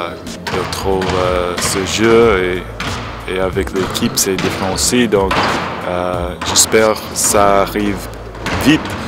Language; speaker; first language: French; non-native, fluent; English